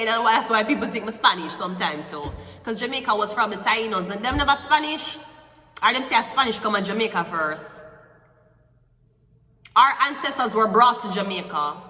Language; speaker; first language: English; native; English